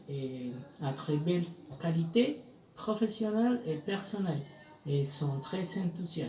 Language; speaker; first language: French; non-native, fluent; Spanish